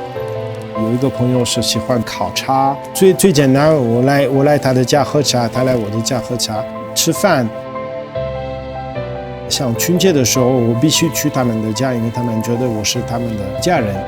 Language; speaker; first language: Chinese; non-native, fluent; French